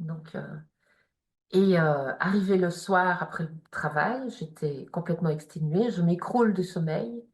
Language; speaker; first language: French; native; French